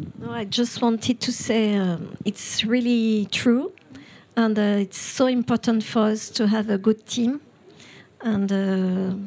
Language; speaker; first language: English; non-native, fluent; French